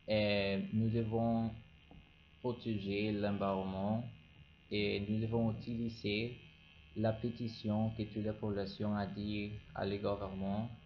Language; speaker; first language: French; non-native, learner; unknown